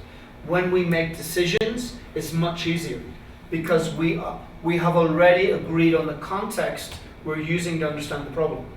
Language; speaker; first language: English; non-native, fluent; Spanish